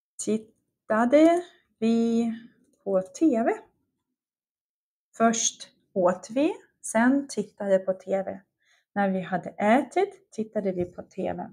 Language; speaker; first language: Swedish; non-native, fluent; Russian